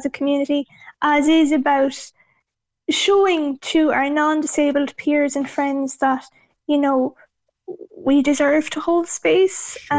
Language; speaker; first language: English; native; English